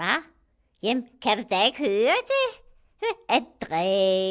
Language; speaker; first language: Danish; native; Danish